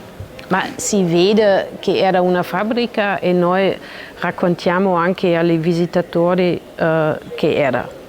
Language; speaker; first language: Italian; non-native, learner; German